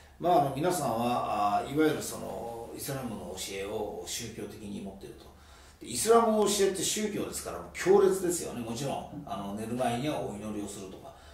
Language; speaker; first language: Japanese; native; Japanese